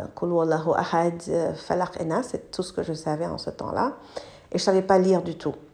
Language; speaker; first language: French; non-native, local second language; English